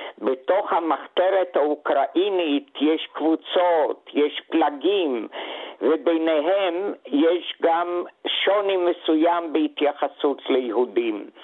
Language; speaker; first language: Hebrew; non-native, fluent; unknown